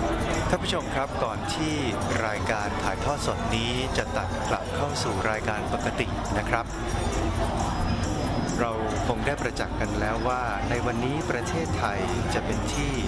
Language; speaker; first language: Thai; native; Thai